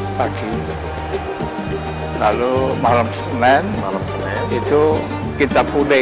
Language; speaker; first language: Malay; non-native, local second language; Javanese